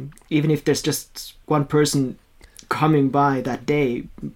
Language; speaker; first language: English; non-native, fluent; Norwegian